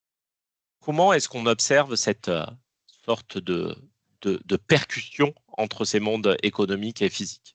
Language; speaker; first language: French; native; French